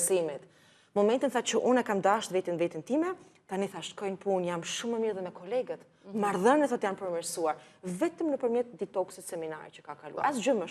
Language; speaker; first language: Albanian; native; Albanian